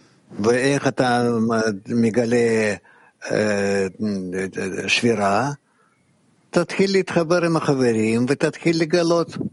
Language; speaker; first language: Hebrew; non-native, fluent; Russian